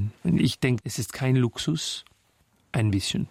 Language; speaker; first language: German; non-native, fluent; French